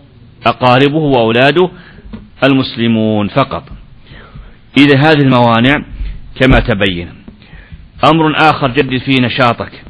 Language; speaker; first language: Arabic; native; Arabic